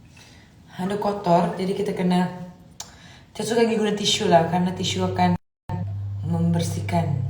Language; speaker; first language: Malay; native; Malay